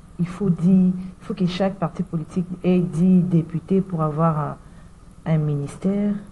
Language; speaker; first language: French; non-native, local second language; Lingala